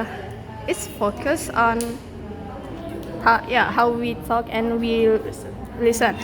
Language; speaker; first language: English; non-native, learner; Indonesian